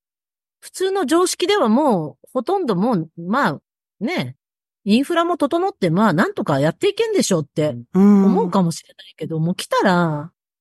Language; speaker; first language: Japanese; native; Japanese